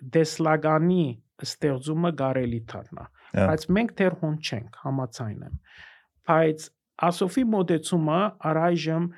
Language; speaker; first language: Armenian; early bilingual, heritage; Armenian